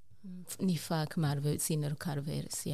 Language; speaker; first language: Dutch; non-native, fluent; Rundi